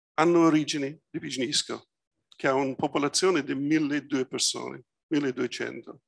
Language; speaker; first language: Italian; early bilingual, heritage; Italian